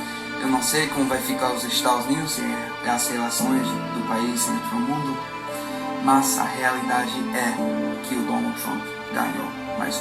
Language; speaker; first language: Portuguese; non-native, fluent; English